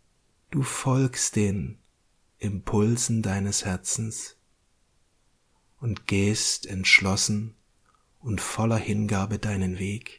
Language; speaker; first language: German; native; German